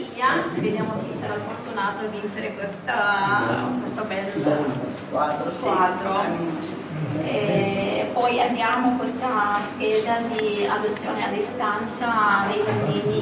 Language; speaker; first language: Italian; non-native, fluent; Kurdish